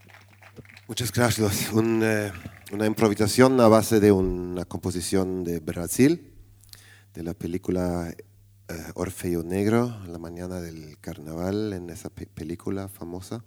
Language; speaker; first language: Spanish; non-native, fluent; German